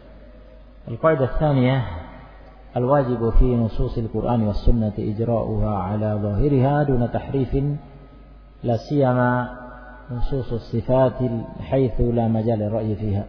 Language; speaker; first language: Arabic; non-native, fluent; Indonesian